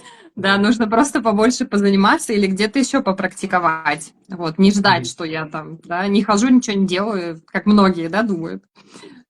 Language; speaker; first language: Russian; native; Russian